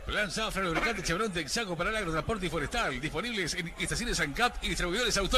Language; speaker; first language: Spanish; native; Spanish